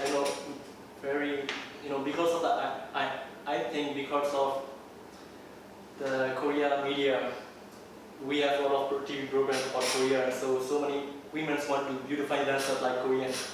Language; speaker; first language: English; non-native, learner; Burmese